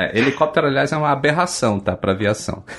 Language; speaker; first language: Portuguese; native; Portuguese